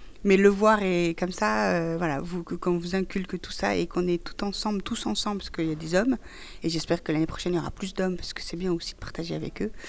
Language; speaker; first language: French; early bilingual, other home language; Persian